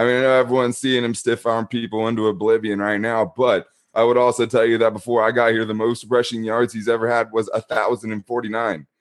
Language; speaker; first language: English; native; English